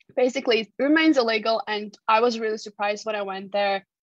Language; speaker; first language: English; non-native, fluent; Georgian